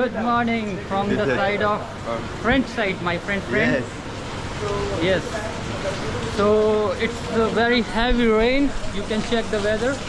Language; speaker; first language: English; non-native, learner; Hindi